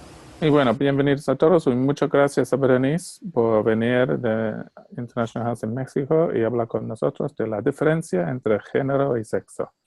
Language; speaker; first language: Spanish; non-native, fluent; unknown